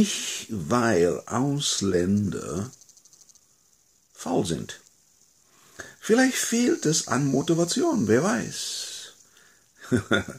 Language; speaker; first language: German; non-native, fluent; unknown